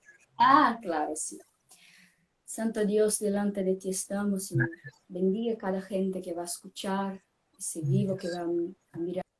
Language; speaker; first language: Spanish; non-native, fluent; Portuguese